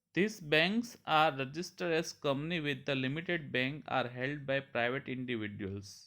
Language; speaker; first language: English; non-native, local second language; Gujarati